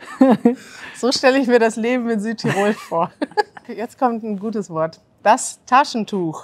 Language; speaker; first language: German; native; German